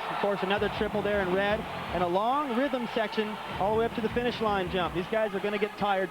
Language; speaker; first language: English; native; English